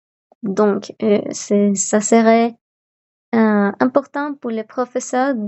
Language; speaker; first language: French; non-native, fluent; Spanish